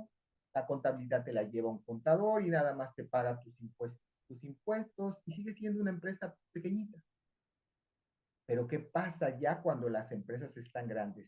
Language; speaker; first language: Spanish; native; Spanish